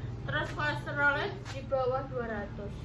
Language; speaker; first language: Indonesian; non-native, local second language; Javanese